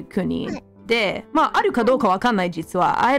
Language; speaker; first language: Japanese; non-native, fluent; English